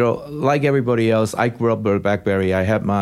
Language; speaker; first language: English; non-native, local second language; Cantonese